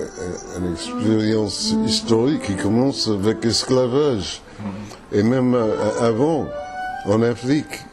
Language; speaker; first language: French; non-native, fluent; English